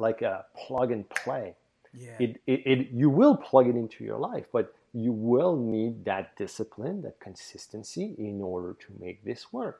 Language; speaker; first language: English; non-native, fluent; French